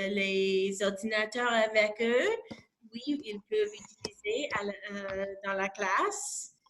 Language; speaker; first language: French; non-native, local second language; English